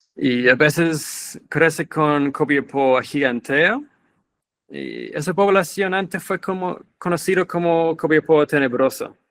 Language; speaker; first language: Spanish; non-native, fluent; English